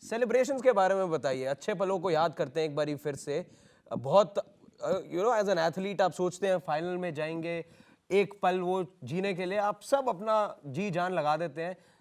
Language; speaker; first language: Hindi; native; Hindi